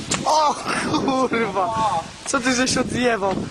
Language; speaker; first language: Polish; native; Polish